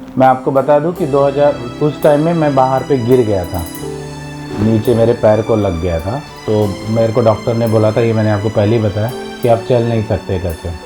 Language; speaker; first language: Hindi; non-native, local second language; Malayalam